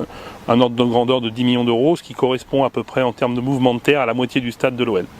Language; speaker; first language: French; native; French